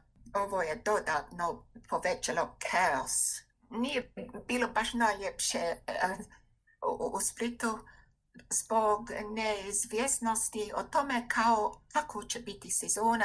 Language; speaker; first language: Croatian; non-native, fluent; English